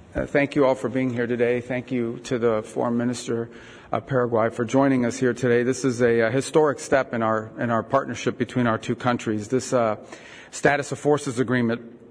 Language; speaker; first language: English; early bilingual, other home language; Spanish